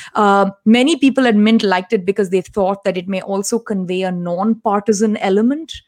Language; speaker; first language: English; non-native, local second language; Tamil